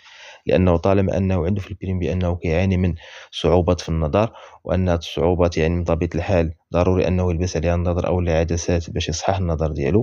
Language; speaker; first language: Arabic; native; Arabic